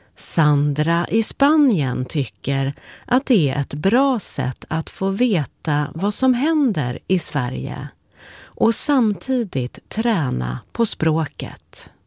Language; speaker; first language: Swedish; native; Swedish